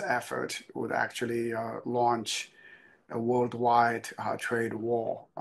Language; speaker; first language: English; non-native, fluent; Chinese